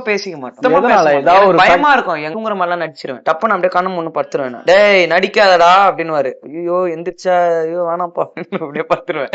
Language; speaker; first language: Tamil; native; Tamil